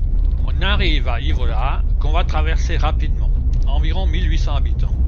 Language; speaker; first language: French; native; French